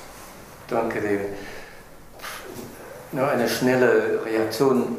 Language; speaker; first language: German; non-native, fluent; English